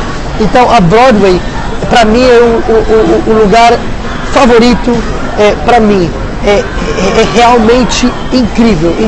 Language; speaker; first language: Portuguese; non-native, fluent; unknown